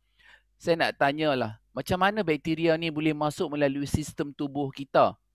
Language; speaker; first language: Malay; native; Malay